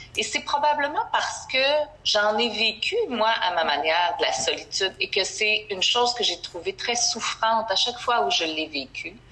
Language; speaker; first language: French; native; French